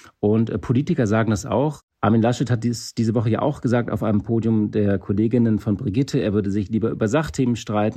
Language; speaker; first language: German; native; German